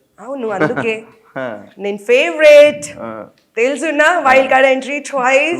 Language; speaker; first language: Telugu; non-native, local second language; Hindi